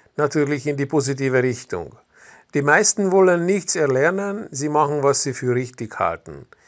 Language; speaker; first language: German; non-native, fluent; Hungarian